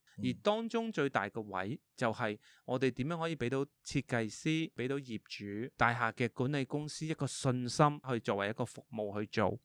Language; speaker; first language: Cantonese; early bilingual, heritage; Cantonese